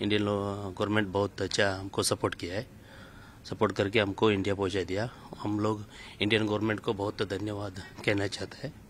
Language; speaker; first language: Hindi; non-native, local second language; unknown